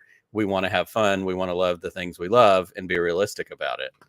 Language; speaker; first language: English; native; English